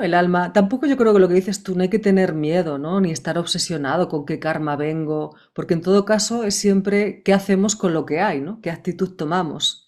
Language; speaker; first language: Spanish; native; Spanish